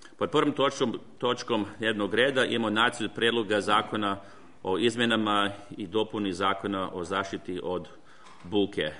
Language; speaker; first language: Croatian; early bilingual, heritage; Croatian